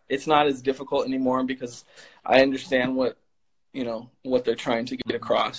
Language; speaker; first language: English; native; English